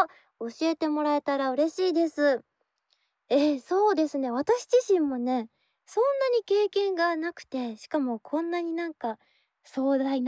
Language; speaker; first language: Japanese; native; Japanese